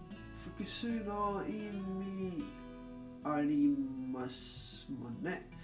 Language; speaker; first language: Japanese; non-native, learner; English